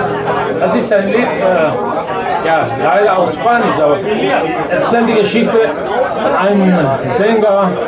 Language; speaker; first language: German; non-native, fluent; Spanish